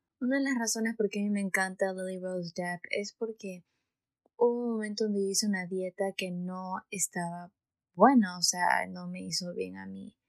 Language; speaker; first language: Spanish; early bilingual, heritage; Spanish